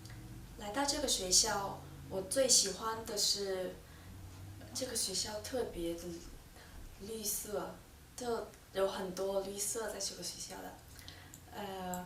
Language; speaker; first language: Chinese; non-native, fluent; Vietnamese